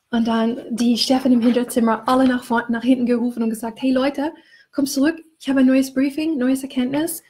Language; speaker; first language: German; non-native, fluent; English